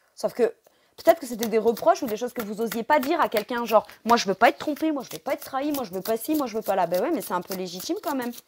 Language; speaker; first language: French; native; French